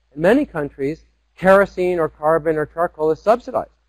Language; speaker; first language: English; native; English